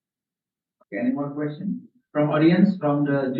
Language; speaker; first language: English; non-native, learner; Indonesian